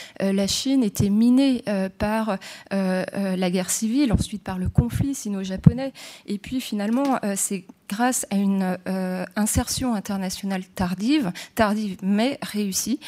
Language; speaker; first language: French; native; French